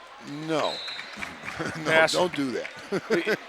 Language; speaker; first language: English; native; English